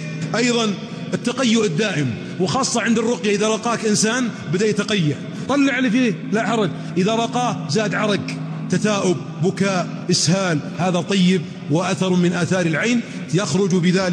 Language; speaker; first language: Arabic; native; Arabic